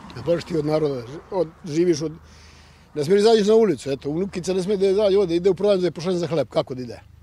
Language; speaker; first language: Serbian; native; Serbian